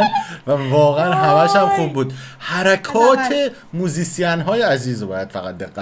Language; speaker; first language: Persian; native; Persian